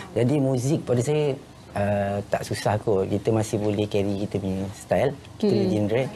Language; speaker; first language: Malay; native; Malay